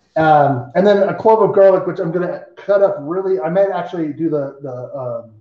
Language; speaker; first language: English; native; English